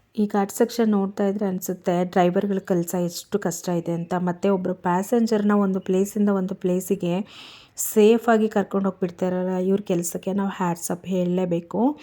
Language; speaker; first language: Kannada; native; Kannada